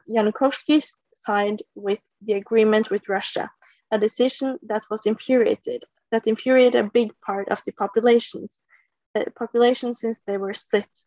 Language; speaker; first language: English; non-native, fluent; Norwegian